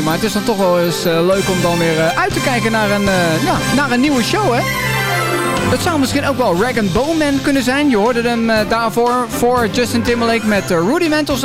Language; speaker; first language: Dutch; native; Dutch